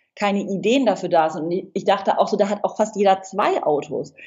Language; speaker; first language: German; non-native, fluent; English